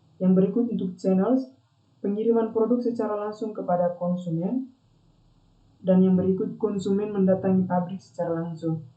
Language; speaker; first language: Indonesian; non-native, local second language; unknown